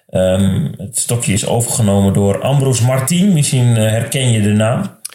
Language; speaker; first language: Dutch; native; Dutch